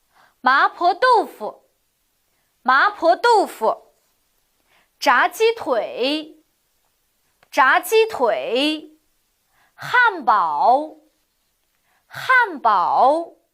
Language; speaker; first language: Chinese; non-native, fluent; Uyghur